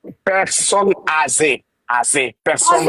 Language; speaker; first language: French; non-native, learner; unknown